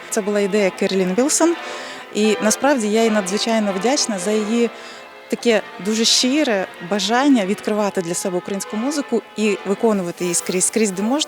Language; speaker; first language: Ukrainian; native; Ukrainian